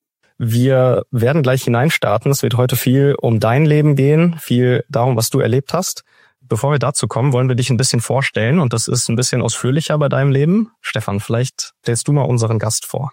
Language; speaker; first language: German; native; German